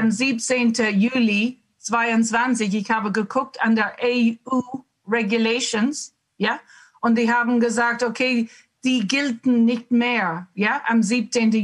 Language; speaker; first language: German; non-native, learner; English